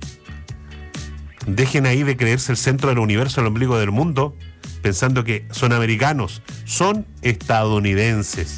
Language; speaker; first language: Spanish; native; Spanish